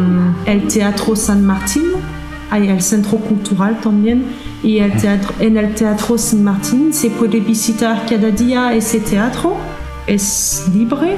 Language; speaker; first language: Spanish; non-native, learner; French